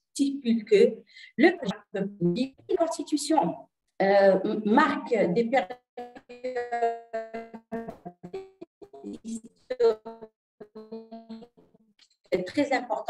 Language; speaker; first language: French; non-native, local second language; Arabic